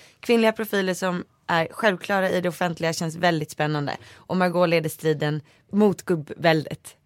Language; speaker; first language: Swedish; native; Swedish